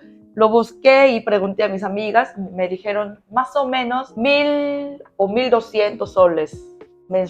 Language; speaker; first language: Spanish; non-native, learner; Korean